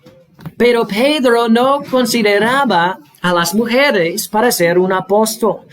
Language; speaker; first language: Spanish; non-native, fluent; English